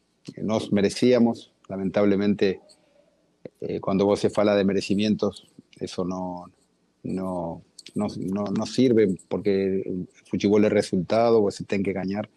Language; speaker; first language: Portuguese; non-native, learner; Spanish